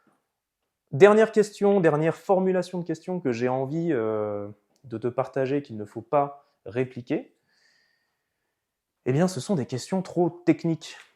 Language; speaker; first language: French; native; French